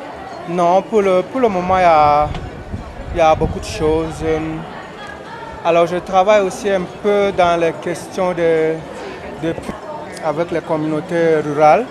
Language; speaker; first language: French; non-native, fluent; Portuguese